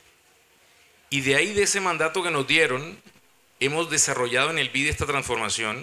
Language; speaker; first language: Spanish; native; Spanish